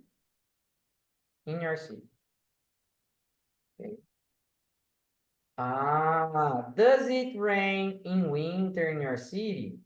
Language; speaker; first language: English; non-native, fluent; Portuguese